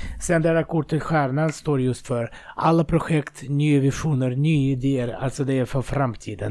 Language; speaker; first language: Swedish; non-native, fluent; Russian